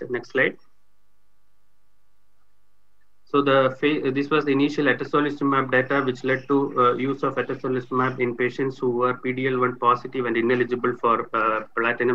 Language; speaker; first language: English; non-native, local second language; Tamil